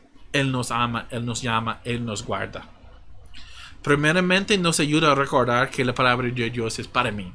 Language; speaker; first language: Spanish; non-native, fluent; English